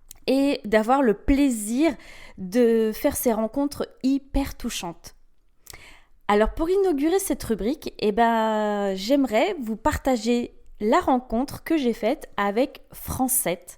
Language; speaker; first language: French; native; French